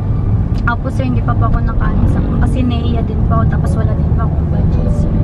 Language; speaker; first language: Filipino; non-native, local second language; Cebuano